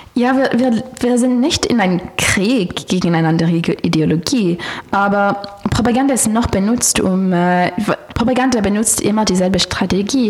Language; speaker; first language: German; non-native, learner; French